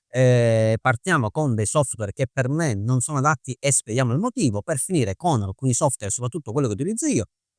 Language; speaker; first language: Italian; native; Italian